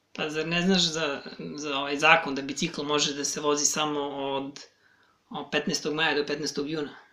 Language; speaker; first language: Serbian; native; Serbian